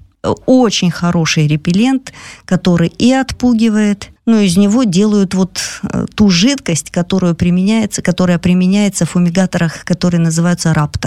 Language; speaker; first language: Russian; native; Russian